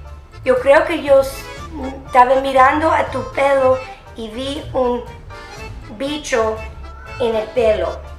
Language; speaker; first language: Spanish; early bilingual, heritage; English